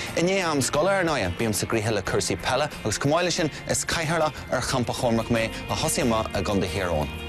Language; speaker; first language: Irish; non-native, local second language; English